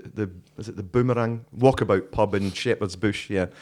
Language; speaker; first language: English; native; English